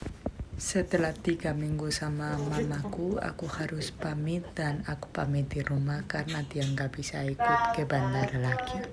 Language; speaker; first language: Indonesian; non-native, fluent; Spanish